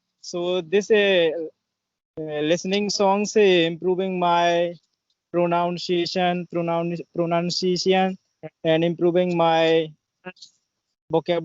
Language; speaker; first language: English; non-native, learner; Hindi